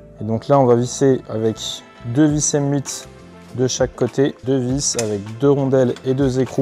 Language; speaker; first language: French; native; French